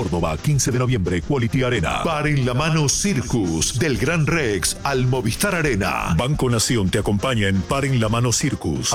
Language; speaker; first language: Spanish; native; Spanish